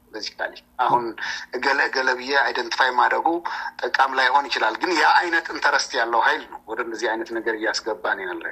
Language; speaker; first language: Amharic; non-native, local second language; Tigrinya